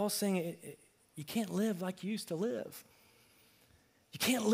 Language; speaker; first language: English; native; English